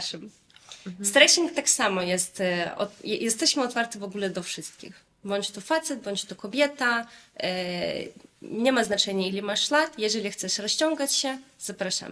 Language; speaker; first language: Polish; non-native, fluent; Russian